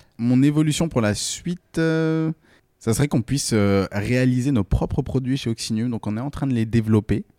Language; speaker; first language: French; native; French